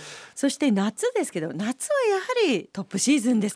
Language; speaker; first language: Japanese; native; Japanese